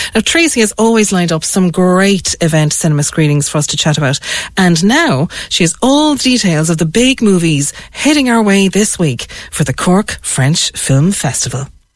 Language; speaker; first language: English; native; English